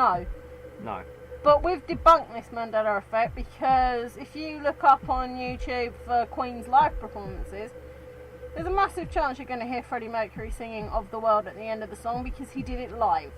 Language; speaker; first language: English; native; English